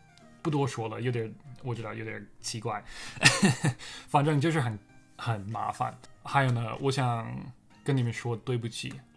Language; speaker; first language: Chinese; non-native, fluent; English